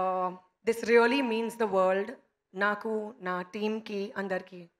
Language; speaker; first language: Telugu; non-native, learner; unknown